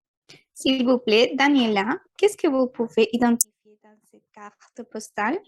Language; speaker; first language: French; non-native, fluent; Spanish